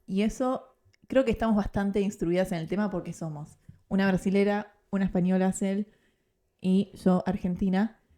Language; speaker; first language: Spanish; native; Spanish